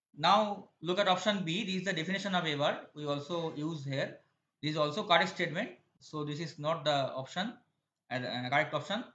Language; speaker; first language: English; non-native, local second language; Bangla